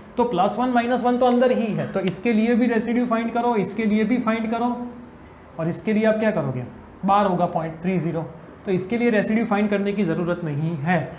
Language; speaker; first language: Hindi; non-native, local second language; Gujarati